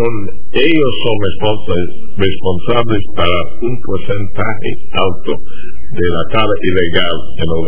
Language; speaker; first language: Spanish; non-native, fluent; English